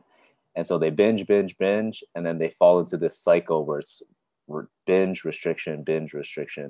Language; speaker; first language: English; native; English